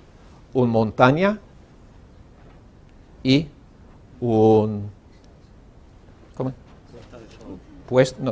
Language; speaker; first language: Spanish; non-native, learner; English